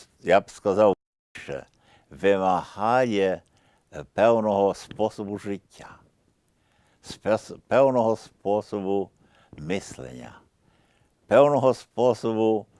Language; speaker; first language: Ukrainian; early bilingual, heritage; Ukrainian